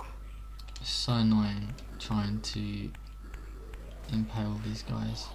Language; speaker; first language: English; native; English